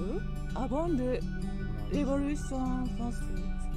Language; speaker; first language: French; non-native, learner; Japanese